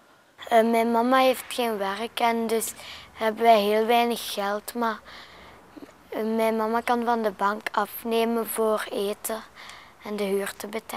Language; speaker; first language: Dutch; non-native, local second language; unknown